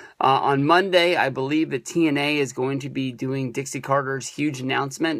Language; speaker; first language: English; native; English